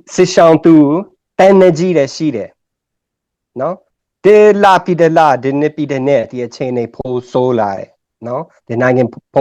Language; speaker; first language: Burmese; non-native, learner; English